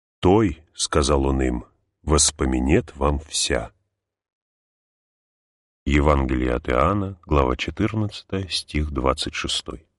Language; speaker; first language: Russian; native; Russian